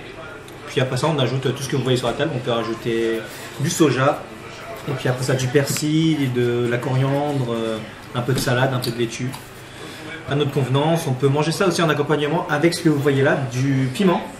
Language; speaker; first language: French; early bilingual, other home language; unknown